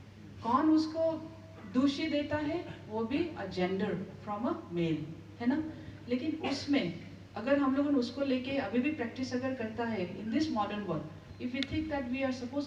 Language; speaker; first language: Hindi; non-native, local second language; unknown